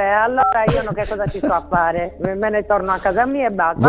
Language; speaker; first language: Italian; native; Italian